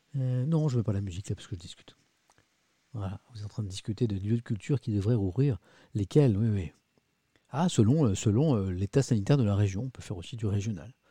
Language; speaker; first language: French; native; French